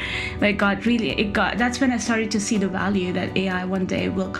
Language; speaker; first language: English; non-native, local second language; Hindi